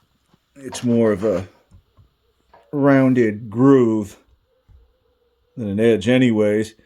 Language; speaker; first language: English; native; English